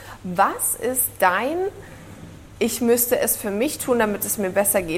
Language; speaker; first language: German; native; German